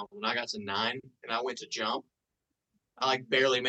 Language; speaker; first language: English; non-native, local second language; Filipino